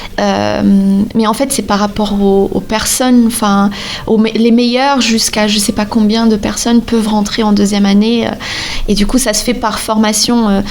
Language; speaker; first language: French; non-native, fluent; Portuguese